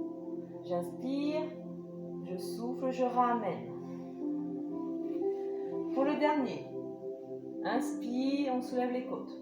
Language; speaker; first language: French; native; French